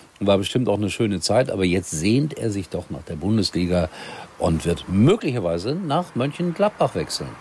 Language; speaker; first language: German; native; German